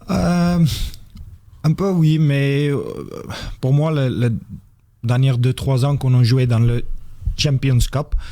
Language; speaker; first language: French; non-native, fluent; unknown